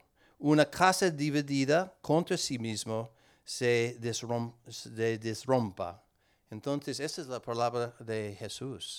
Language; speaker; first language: Spanish; non-native, learner; English